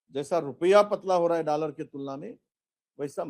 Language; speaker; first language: Hindi; non-native, local second language; Marathi